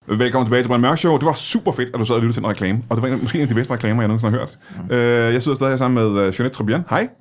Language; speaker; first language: Danish; native; Danish